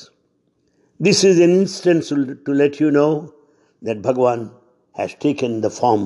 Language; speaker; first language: English; non-native, local second language; Telugu